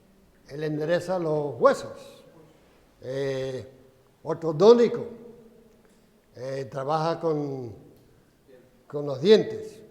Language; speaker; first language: Spanish; non-native, fluent; English